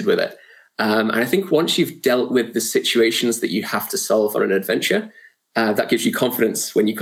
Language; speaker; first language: English; native; English